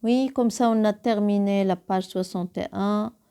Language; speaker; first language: French; non-native, local second language; Arabic